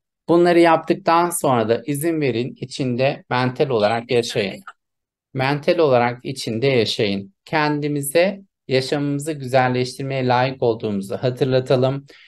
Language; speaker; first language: Turkish; native; Turkish